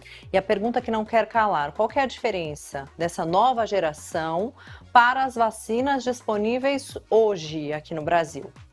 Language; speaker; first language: Portuguese; native; Portuguese